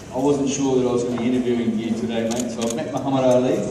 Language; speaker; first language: English; native; English